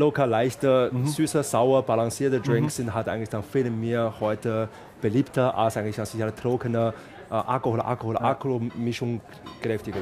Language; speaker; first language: German; non-native, fluent; Chinese